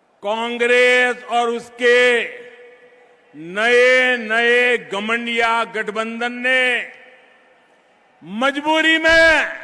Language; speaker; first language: Hindi; non-native, local second language; Gujarati